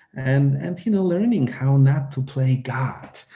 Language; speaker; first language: English; non-native, fluent; Polish